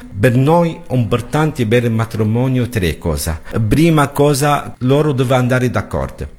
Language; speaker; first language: Italian; non-native, learner; Arabic